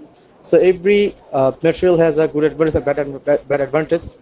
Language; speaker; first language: English; non-native, learner; Bangla